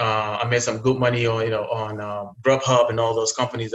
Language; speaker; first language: English; non-native, fluent; Arabic